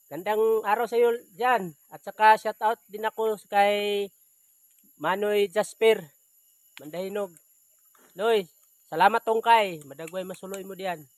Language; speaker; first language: Filipino; non-native, local second language; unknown